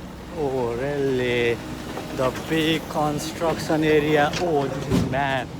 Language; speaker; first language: English; non-native, learner; Nepali